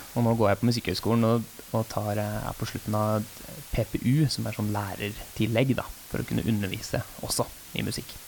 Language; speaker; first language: Norwegian; native; Norwegian